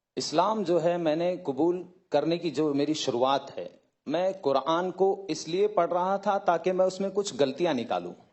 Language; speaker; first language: Hindi; native; Hindi